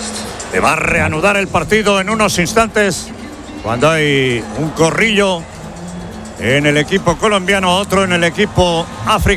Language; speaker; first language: Spanish; native; Spanish